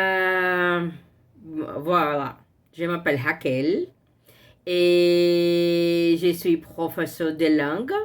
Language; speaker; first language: French; non-native, learner; Portuguese